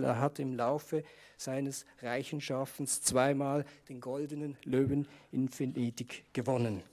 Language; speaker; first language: German; native; German